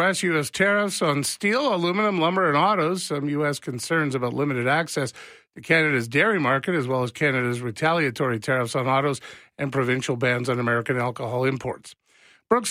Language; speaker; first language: English; native; English